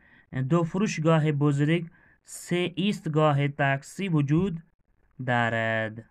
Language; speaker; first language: Persian; non-native, fluent; Urdu